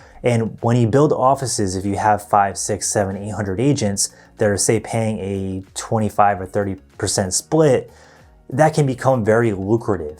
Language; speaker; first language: English; native; English